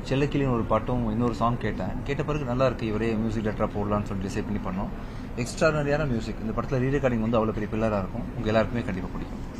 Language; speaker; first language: Tamil; native; Tamil